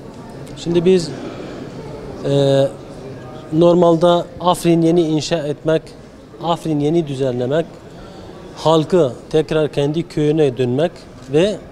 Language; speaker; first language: Turkish; non-native, learner; Kurdish